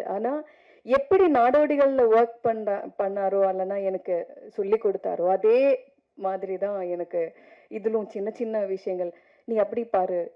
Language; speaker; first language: Tamil; non-native, fluent; Malayalam